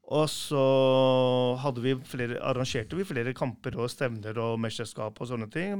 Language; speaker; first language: Norwegian; early bilingual, other home language; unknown